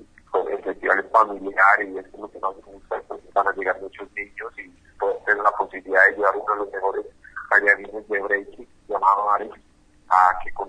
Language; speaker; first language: Spanish; native; Spanish